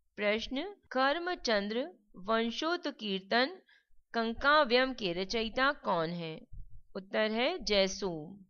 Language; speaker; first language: Hindi; native; Hindi